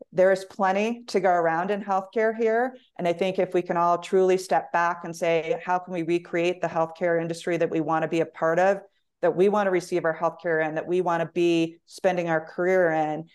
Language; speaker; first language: English; native; English